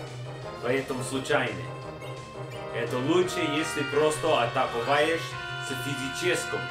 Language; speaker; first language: Russian; non-native, learner; English